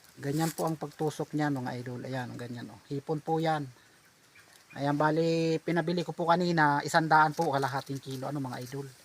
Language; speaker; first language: Filipino; non-native, local second language; Bikol